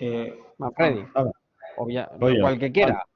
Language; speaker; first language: Spanish; native; Spanish